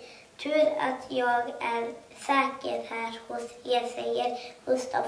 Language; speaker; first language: Swedish; early bilingual, other home language; Kurdish